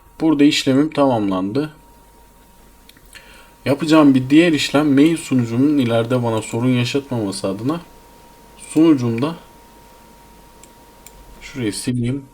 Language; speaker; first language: Turkish; native; Turkish